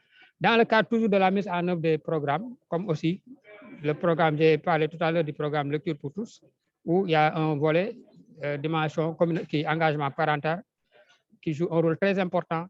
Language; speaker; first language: French; non-native, local second language; Wolof